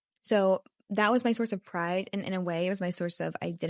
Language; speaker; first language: English; native; English